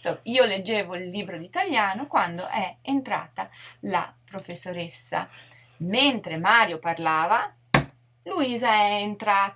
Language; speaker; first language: Italian; non-native, fluent; English